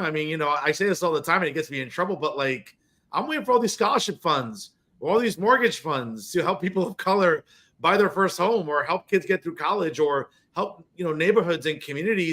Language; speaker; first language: English; native; English